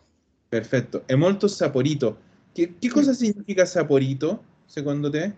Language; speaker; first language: Spanish; non-native, fluent; Italian